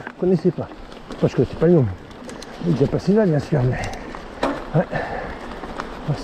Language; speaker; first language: French; native; French